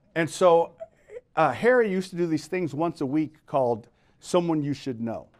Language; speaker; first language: English; native; English